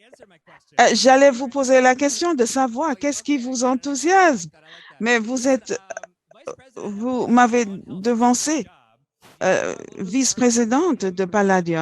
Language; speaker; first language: French; non-native, fluent; English